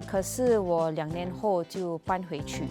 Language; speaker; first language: Chinese; non-native, local second language; English